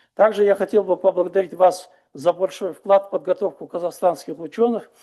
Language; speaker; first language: Russian; non-native, local second language; Kazakh